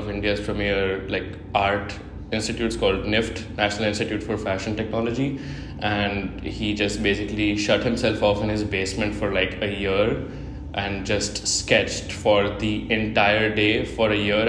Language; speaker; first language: English; non-native, local second language; Hindi